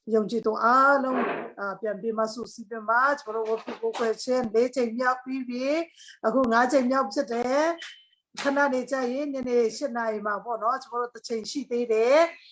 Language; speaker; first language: Burmese; non-native, local second language; Tedim Chin